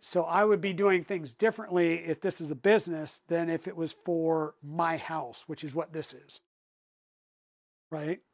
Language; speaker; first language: English; native; English